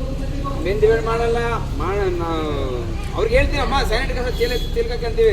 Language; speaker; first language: Kannada; native; Kannada